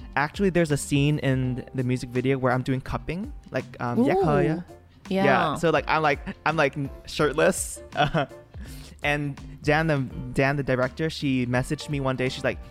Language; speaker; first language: English; non-native, fluent; Vietnamese